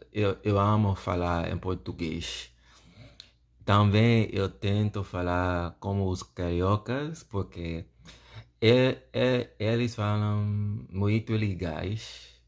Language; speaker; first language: Portuguese; non-native, learner; English